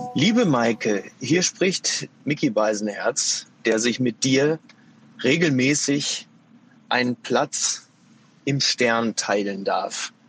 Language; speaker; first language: German; native; German